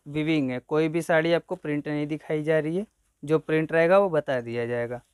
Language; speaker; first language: Hindi; native; Hindi